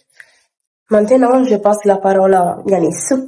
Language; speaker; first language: French; non-native, learner; Italian